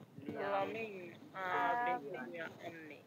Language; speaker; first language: Italian; non-native, learner; Bangla